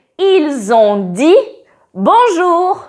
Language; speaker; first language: French; non-native, fluent; Polish